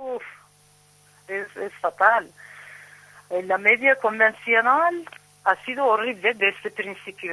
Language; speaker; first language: Spanish; non-native, fluent; Turkish